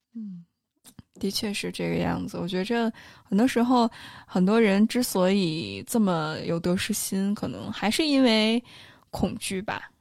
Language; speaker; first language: Chinese; native; Chinese